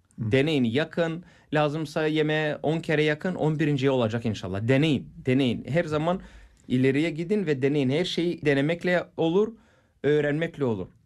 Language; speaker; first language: Turkish; non-native, fluent; Bulgarian